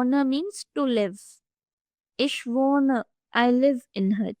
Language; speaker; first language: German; non-native, fluent; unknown